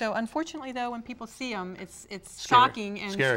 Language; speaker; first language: English; native; English